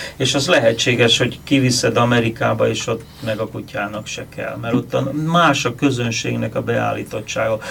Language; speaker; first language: Hungarian; native; Hungarian